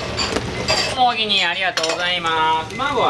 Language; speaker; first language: Japanese; native; Japanese